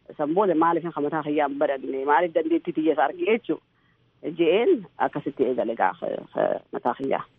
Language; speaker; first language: Oromo; early bilingual, heritage; Oromo